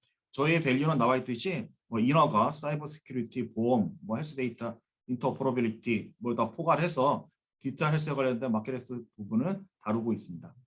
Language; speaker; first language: Korean; native; Korean